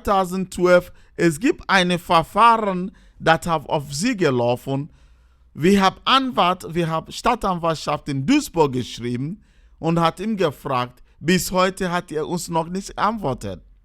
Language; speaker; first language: German; non-native, learner; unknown